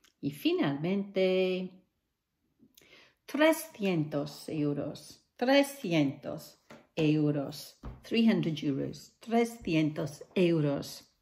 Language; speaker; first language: Spanish; non-native, fluent; English